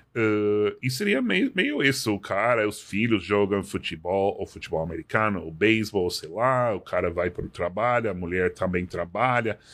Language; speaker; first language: Portuguese; non-native, fluent; English